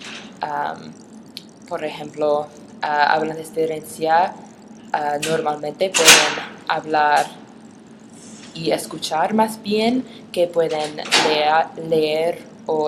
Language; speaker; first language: Spanish; non-native, learner; English